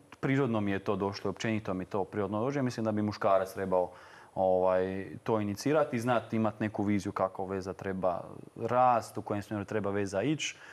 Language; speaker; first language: Croatian; native; Croatian